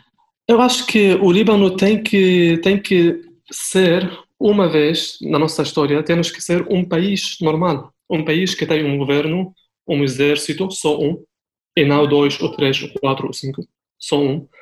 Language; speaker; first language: Portuguese; non-native, fluent; Arabic